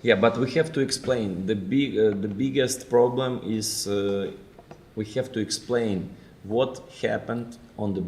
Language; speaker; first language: English; non-native, fluent; Ukrainian